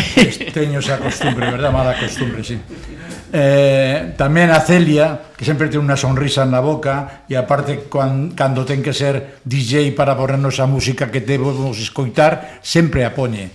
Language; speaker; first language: Galician; non-native, learner; Spanish